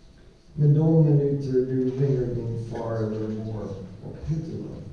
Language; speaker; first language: Swedish; non-native, learner; English